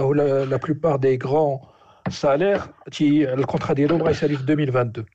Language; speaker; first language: French; non-native, local second language; Arabic